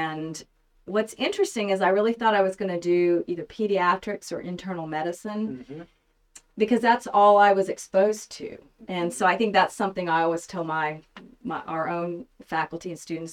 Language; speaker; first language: English; native; English